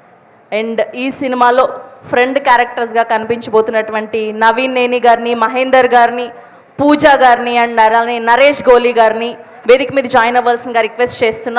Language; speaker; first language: Telugu; native; Telugu